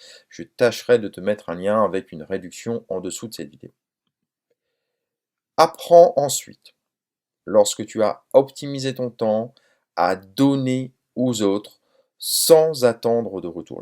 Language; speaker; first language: French; native; French